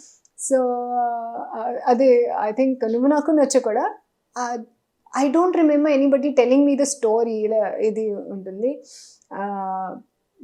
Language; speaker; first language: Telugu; non-native, local second language; Hindi